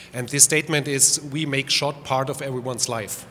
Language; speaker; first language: English; non-native, fluent; German